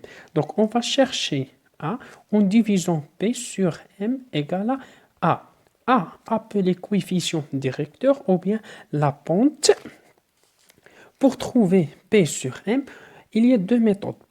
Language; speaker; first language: French; non-native, local second language; Arabic